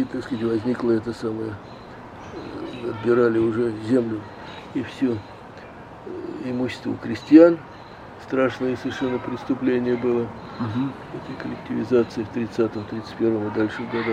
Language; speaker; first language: Russian; native; Russian